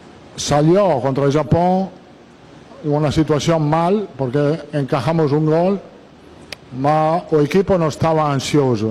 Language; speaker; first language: Portuguese; non-native, learner; Italian